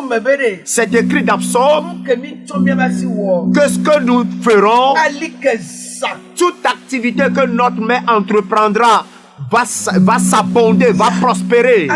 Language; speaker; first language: French; non-native, local second language; Ewe